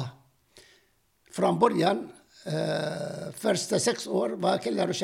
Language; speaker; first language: Swedish; non-native, fluent; Arabic